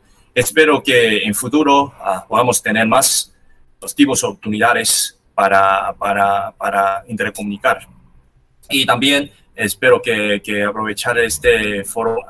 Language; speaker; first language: Spanish; non-native, fluent; Chinese